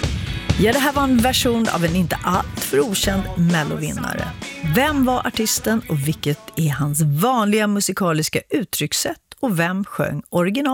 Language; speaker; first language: Swedish; native; Swedish